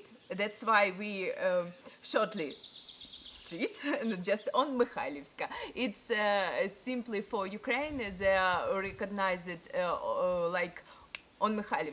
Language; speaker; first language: English; non-native, learner; Ukrainian